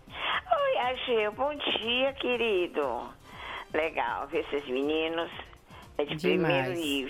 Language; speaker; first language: Portuguese; native; Portuguese